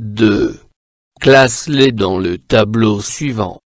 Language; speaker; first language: French; non-native, local second language; Arabic